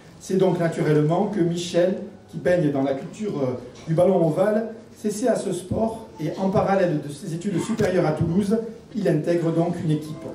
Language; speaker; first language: French; native; French